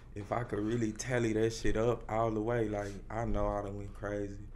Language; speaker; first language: English; native; English